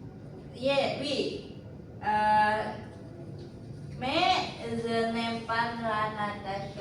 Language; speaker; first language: French; non-native, learner; Indonesian